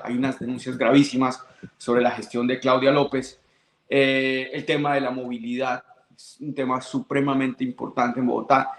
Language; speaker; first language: Spanish; native; Spanish